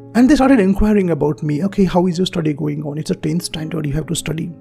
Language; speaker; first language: English; non-native, local second language; Marathi